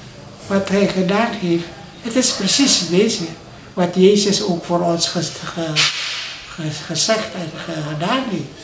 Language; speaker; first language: Dutch; non-native, fluent; Indonesian